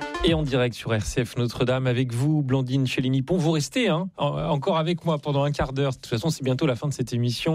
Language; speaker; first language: French; native; French